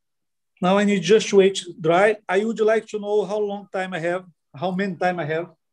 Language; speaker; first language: English; non-native, learner; Portuguese